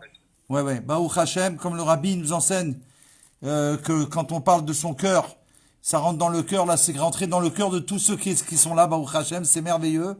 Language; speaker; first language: French; native; French